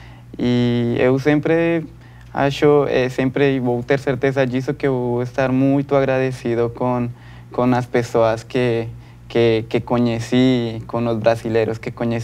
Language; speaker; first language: Portuguese; non-native, learner; Spanish